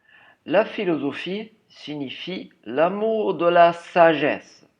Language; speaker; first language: French; non-native, fluent; German